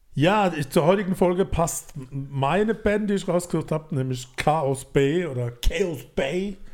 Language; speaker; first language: German; native; German